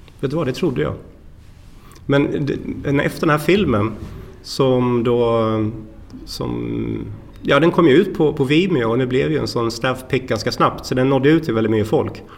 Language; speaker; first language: Swedish; native; Swedish